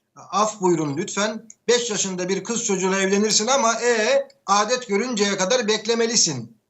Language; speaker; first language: Turkish; native; Turkish